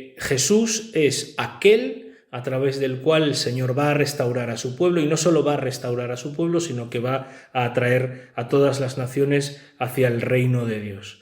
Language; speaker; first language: Spanish; native; Spanish